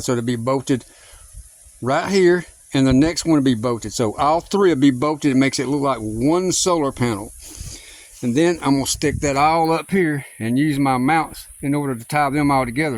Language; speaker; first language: English; native; English